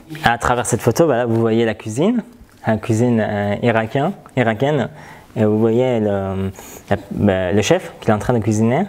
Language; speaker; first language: French; non-native, learner; Persian